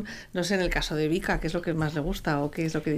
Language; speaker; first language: Spanish; native; Spanish